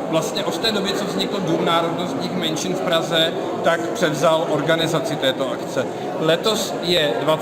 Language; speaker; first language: Czech; native; Czech